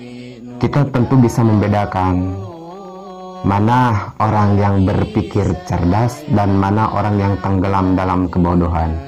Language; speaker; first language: Indonesian; non-native, local second language; Sundanese